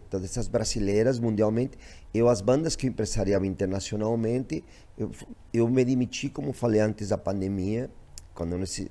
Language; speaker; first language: Portuguese; non-native, fluent; Spanish